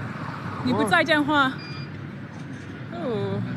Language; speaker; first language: Chinese; non-native, learner; English